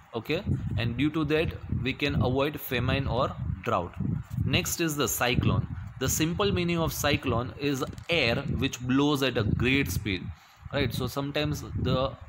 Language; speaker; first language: English; non-native, local second language; Gujarati